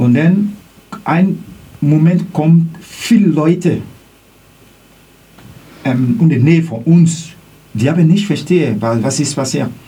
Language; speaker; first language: German; non-native, learner; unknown